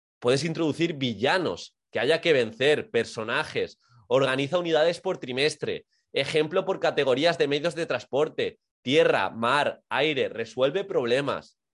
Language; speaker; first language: Spanish; native; Spanish